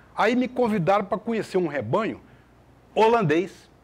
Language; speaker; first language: Portuguese; native; Portuguese